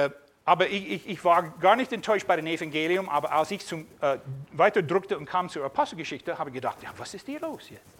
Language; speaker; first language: German; non-native, fluent; English